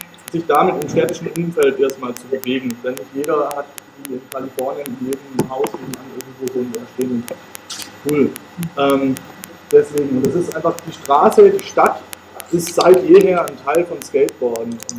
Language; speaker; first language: German; native; German